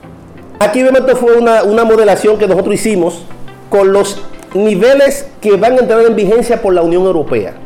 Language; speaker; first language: Spanish; native; Spanish